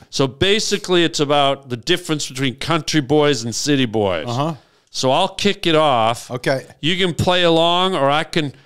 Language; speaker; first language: English; native; English